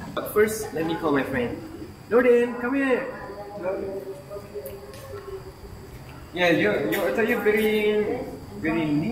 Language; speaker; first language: English; non-native, learner; Malay